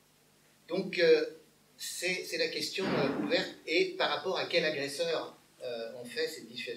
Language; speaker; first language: French; native; French